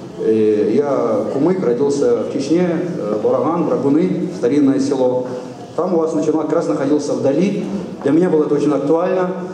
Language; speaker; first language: Russian; non-native, local second language; Kumyk